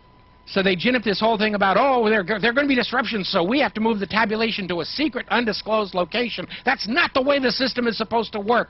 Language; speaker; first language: English; native; English